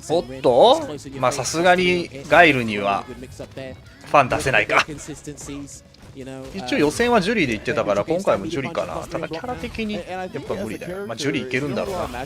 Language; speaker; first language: Japanese; native; Japanese